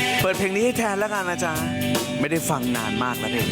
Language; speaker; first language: Thai; native; Thai